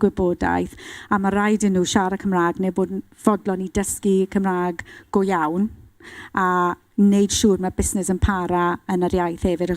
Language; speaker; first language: Welsh; non-native, local second language; English